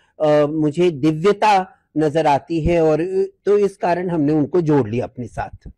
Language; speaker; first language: Hindi; native; Hindi